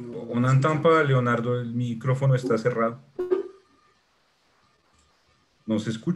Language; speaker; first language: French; non-native, fluent; Spanish